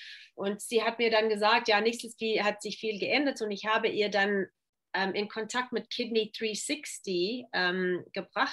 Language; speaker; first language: German; non-native, fluent; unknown